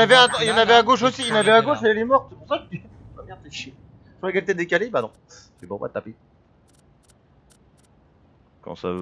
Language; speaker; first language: French; native; French